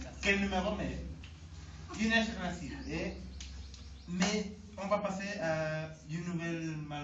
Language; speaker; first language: French; non-native, learner; Spanish